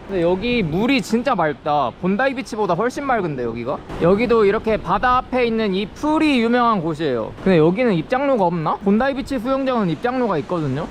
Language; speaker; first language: Korean; native; Korean